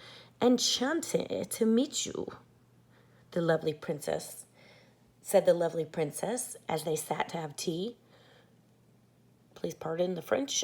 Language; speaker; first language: English; native; English